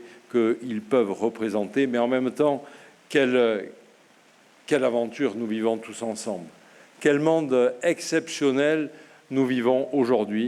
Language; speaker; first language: French; native; French